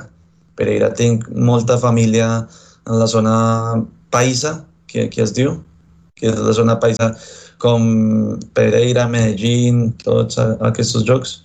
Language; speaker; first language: Catalan; non-native, learner; Spanish